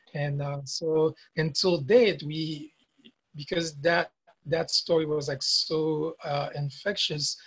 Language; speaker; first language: English; non-native, fluent; Haitian Creole